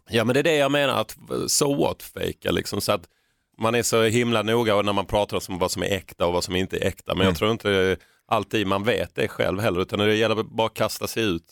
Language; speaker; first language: Swedish; native; Swedish